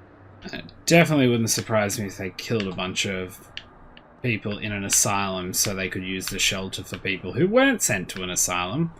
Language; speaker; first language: English; native; English